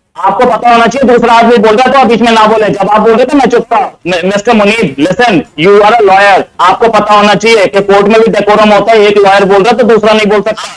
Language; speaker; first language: Hindi; native; Hindi